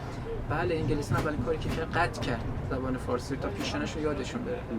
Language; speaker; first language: Persian; native; Persian